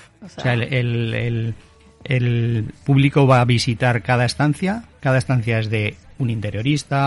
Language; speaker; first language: Spanish; native; Spanish